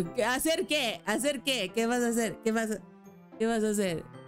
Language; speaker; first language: Spanish; non-native, learner; English